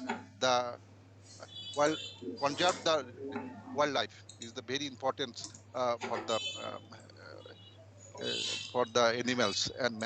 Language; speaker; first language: English; non-native, learner; Bangla